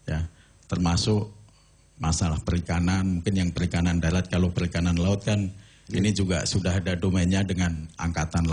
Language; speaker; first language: Indonesian; non-native, local second language; Javanese